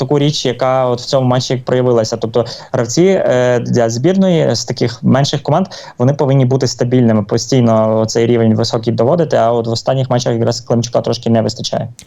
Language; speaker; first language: Ukrainian; native; Ukrainian